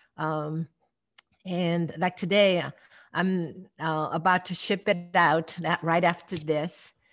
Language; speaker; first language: English; non-native, fluent; Korean